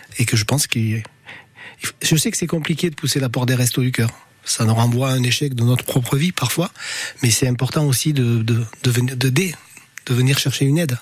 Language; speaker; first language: French; native; French